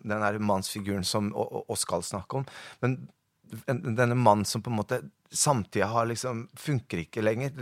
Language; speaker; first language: Norwegian; early bilingual, other home language; Spanish